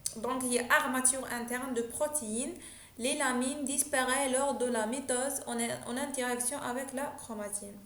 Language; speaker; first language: French; non-native, local second language; Arabic